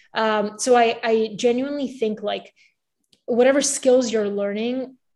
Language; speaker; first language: English; early bilingual, other home language; Bulgarian